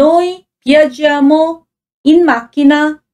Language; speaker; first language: Italian; non-native, fluent; Korean